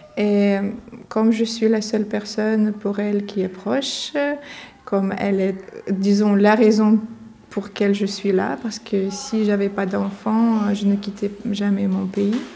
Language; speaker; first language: French; non-native, fluent; Russian